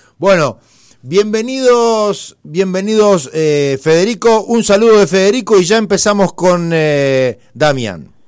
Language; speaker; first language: Spanish; non-native, fluent; Italian